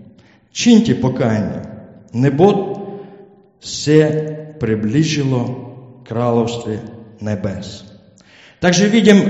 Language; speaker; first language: Czech; non-native, learner; Ukrainian